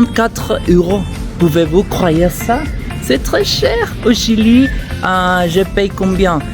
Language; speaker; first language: French; non-native, learner; Spanish